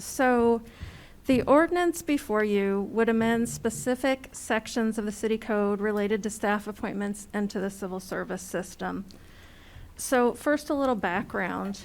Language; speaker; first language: English; native; English